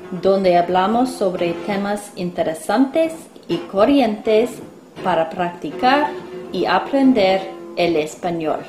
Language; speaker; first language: Spanish; non-native, fluent; English